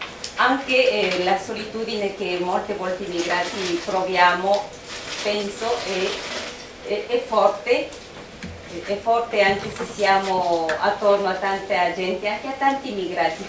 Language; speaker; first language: Italian; non-native, fluent; Spanish